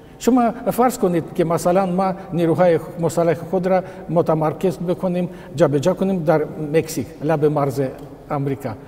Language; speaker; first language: Persian; non-native, fluent; Russian